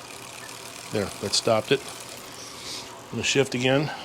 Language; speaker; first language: English; native; English